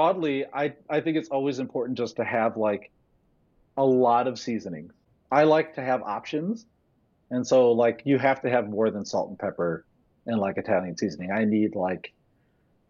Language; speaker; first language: English; native; English